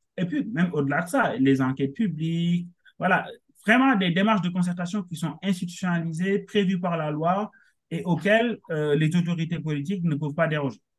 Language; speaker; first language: French; non-native, local second language; Wolof